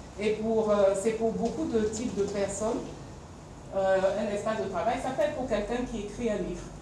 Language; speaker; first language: French; non-native, local second language; Bambara